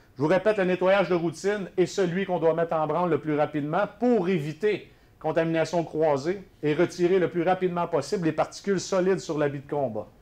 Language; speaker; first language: French; native; French